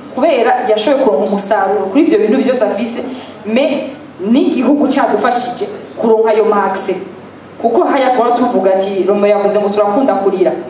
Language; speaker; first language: Rundi; native; Rundi